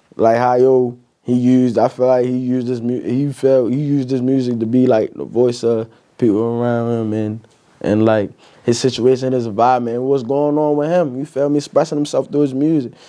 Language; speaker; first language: English; native; English